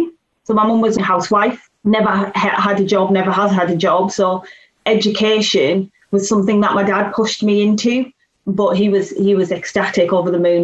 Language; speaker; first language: English; native; English